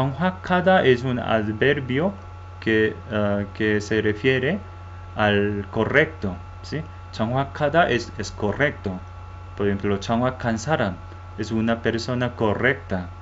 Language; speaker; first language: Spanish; non-native, fluent; Korean